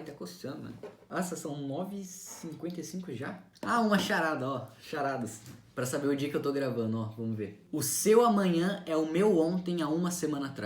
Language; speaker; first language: Portuguese; native; Portuguese